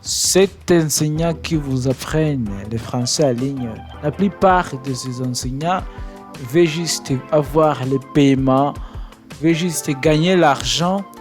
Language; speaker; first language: French; non-native, learner; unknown